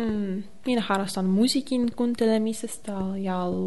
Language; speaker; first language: Finnish; non-native, learner; Russian